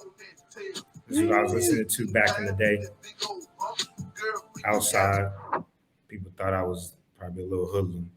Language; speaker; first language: English; native; English